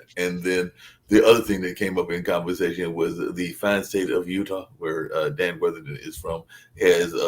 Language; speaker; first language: English; native; English